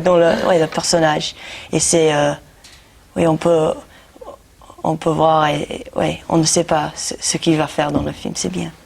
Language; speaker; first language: French; non-native, fluent; English